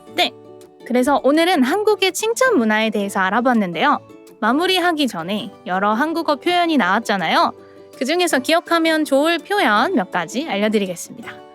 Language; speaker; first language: Korean; native; Korean